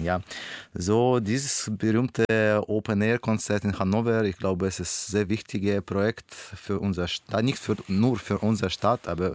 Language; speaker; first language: German; non-native, learner; Russian